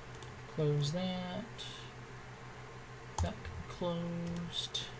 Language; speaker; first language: English; native; English